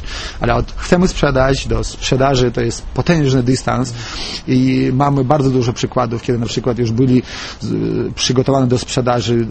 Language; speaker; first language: Polish; non-native, fluent; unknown